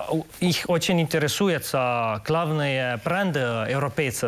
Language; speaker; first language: Russian; non-native, local second language; Estonian